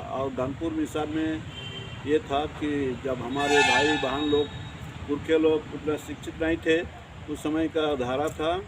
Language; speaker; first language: Hindi; non-native, local second language; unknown